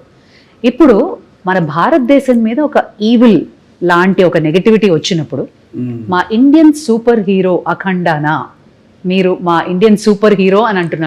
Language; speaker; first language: Telugu; native; Telugu